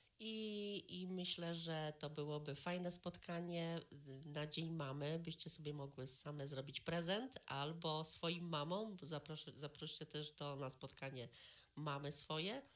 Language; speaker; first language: Polish; native; Polish